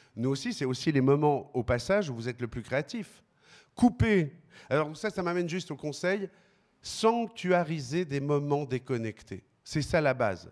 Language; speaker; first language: French; native; French